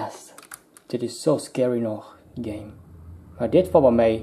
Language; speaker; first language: Dutch; non-native, local second language; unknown